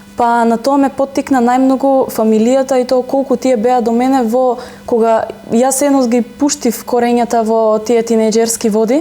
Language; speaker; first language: Macedonian; native; Macedonian